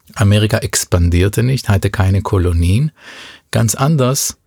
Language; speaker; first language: German; non-native, fluent; Hebrew